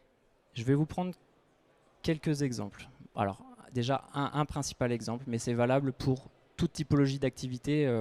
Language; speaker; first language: French; native; French